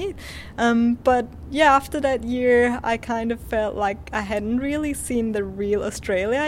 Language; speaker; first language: English; non-native, fluent; Swiss German